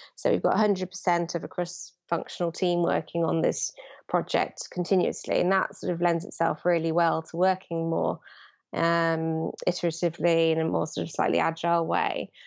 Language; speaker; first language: English; native; English